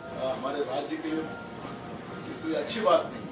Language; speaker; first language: Hindi; non-native, local second language; Marathi